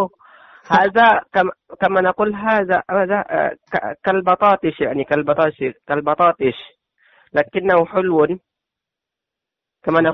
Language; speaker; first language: Arabic; non-native, learner; Indonesian